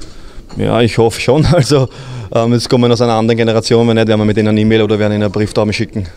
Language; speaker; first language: German; native; German